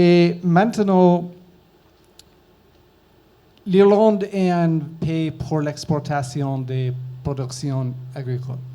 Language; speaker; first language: French; non-native, learner; English